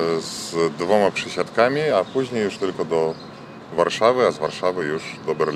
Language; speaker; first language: Polish; non-native, fluent; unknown